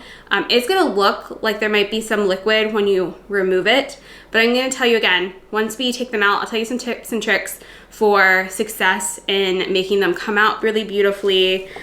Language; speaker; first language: English; native; English